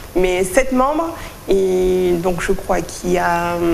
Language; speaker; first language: French; native; French